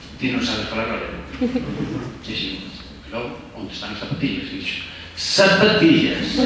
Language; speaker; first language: Galician; non-native, local second language; Spanish